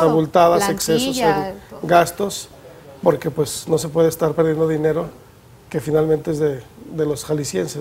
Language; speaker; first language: Spanish; native; Spanish